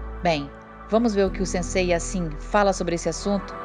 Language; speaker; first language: Portuguese; native; Portuguese